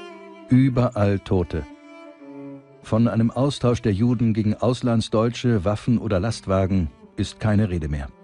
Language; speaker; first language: German; native; German